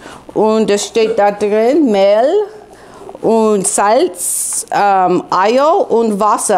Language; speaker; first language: German; non-native, fluent; English